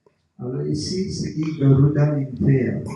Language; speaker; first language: French; non-native, local second language; Morisyen